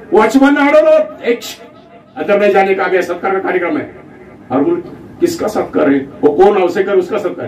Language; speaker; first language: Hindi; non-native, local second language; Marathi